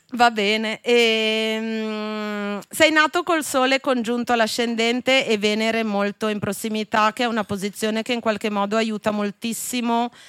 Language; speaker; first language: Italian; native; Italian